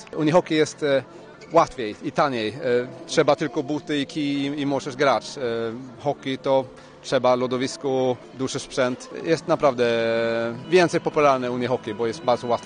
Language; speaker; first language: Polish; non-native, learner; Swedish